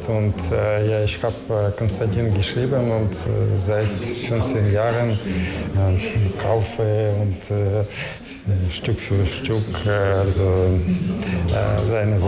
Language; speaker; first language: German; non-native, learner; Russian